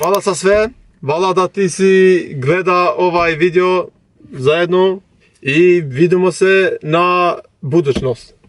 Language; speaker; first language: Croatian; non-native, learner; Albanian